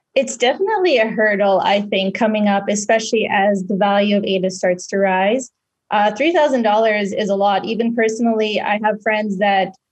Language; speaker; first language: English; non-native, local second language; Filipino